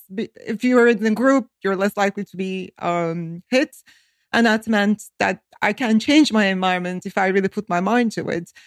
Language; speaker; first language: English; non-native, fluent; Turkish